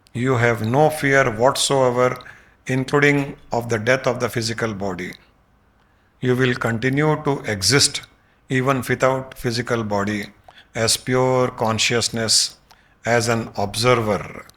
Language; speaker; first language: English; non-native, local second language; Hindi